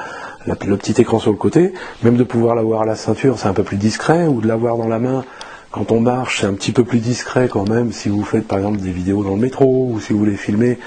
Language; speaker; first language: French; native; French